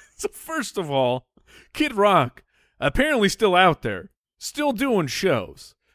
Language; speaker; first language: English; native; English